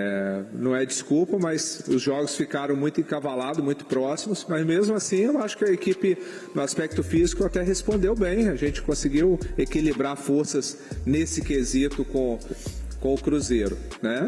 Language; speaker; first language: Portuguese; native; Portuguese